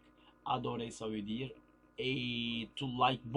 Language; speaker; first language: French; non-native, fluent; Turkish